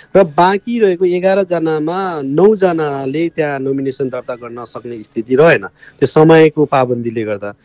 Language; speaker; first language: Nepali; non-native, local second language; Eastern Tamang